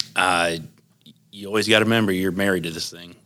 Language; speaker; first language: English; native; English